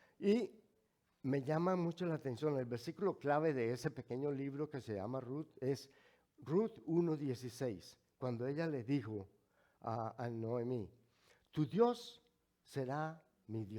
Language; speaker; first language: Spanish; native; Spanish